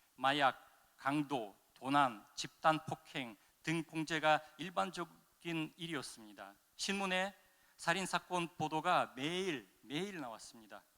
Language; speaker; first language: Korean; non-native, fluent; Russian